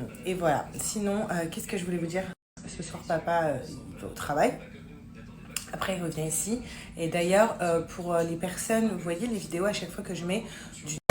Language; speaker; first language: French; native; French